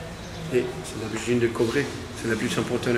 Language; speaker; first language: French; non-native, learner; Spanish